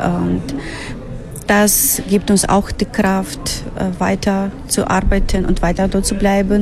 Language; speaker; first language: German; non-native, fluent; Ukrainian